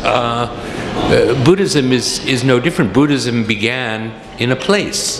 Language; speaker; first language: English; native; English